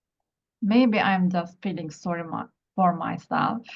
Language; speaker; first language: English; non-native, learner; Turkish